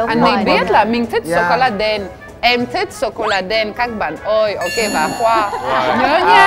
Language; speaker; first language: Vietnamese; non-native, fluent; French